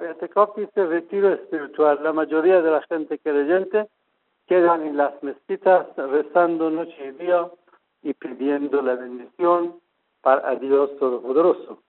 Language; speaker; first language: Spanish; non-native, fluent; Persian